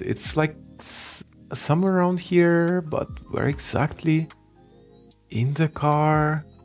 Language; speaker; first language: English; non-native, fluent; Russian